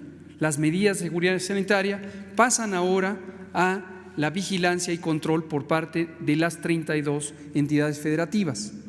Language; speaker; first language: Spanish; native; Spanish